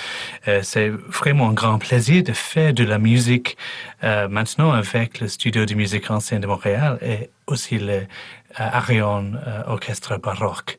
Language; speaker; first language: French; non-native, learner; English